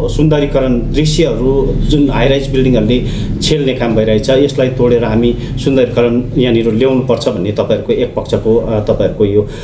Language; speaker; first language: Nepali; native; Nepali